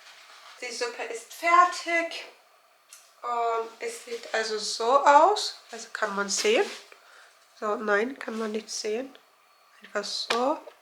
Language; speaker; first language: German; non-native, learner; Turkish